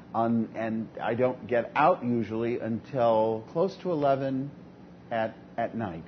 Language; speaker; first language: English; native; English